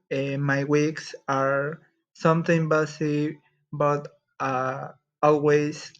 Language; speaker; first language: English; non-native, learner; Spanish